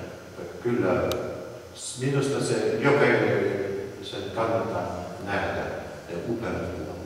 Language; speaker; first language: Finnish; non-native, learner; Russian